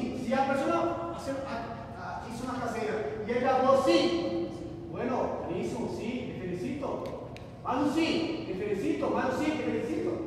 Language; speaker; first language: Spanish; non-native, learner; Portuguese